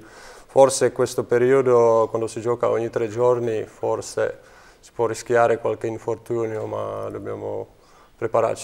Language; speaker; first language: Italian; non-native, fluent; Czech